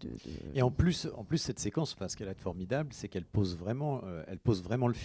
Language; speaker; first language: French; native; French